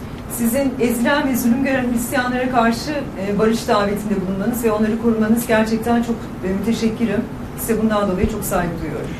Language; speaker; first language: Turkish; native; Turkish